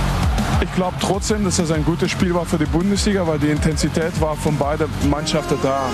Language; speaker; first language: German; non-native, fluent; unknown